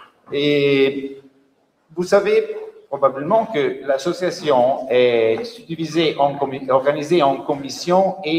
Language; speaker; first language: French; non-native, fluent; Italian